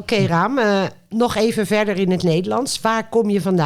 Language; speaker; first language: Dutch; non-native, fluent; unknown